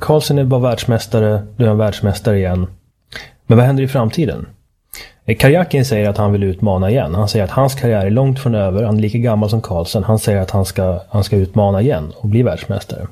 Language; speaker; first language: Swedish; native; Swedish